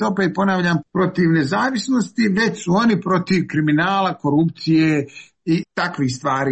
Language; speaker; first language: Serbian; native; Serbian